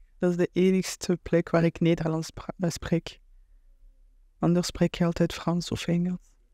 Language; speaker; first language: Dutch; non-native, local second language; French